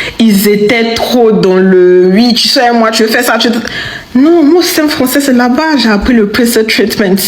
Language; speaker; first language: French; native; French